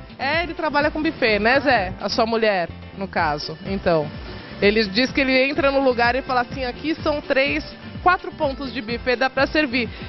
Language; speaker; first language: Portuguese; native; Portuguese